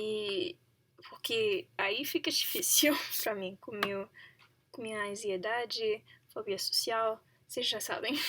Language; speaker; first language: Portuguese; non-native, learner; English